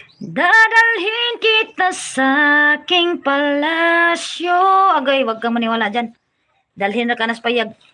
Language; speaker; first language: Filipino; non-native, local second language; Cebuano